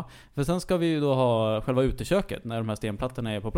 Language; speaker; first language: Swedish; native; Swedish